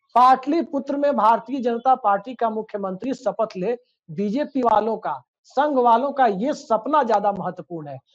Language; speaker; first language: Hindi; native; Hindi